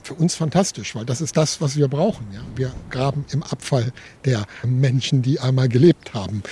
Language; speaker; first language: German; native; German